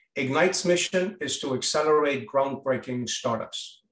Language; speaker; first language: English; non-native, fluent; German